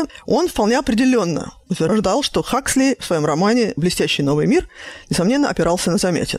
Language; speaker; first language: Russian; native; Russian